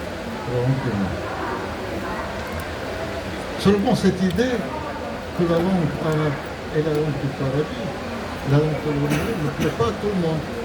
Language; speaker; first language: French; non-native, local second language; Arabic